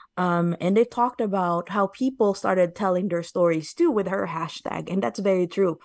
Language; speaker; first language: English; native; English